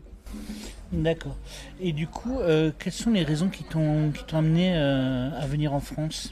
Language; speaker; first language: French; native; French